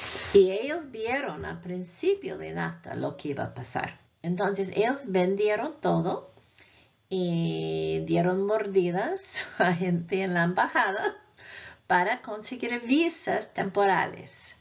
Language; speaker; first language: Spanish; non-native, fluent; English